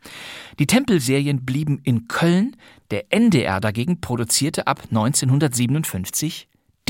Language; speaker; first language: German; native; German